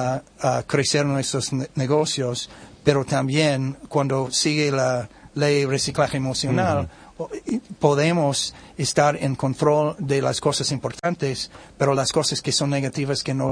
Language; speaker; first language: Spanish; non-native, learner; English